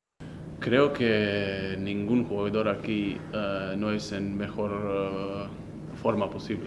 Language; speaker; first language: Spanish; non-native, fluent; Slovenian